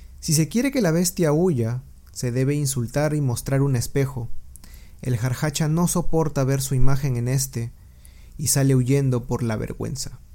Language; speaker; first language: Spanish; native; Spanish